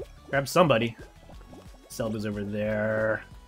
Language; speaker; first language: English; native; English